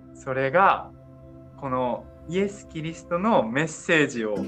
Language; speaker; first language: Japanese; native; Japanese